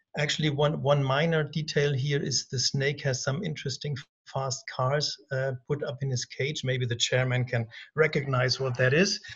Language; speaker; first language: English; non-native, fluent; German